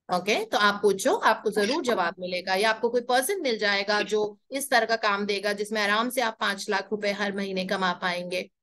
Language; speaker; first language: Hindi; native; Hindi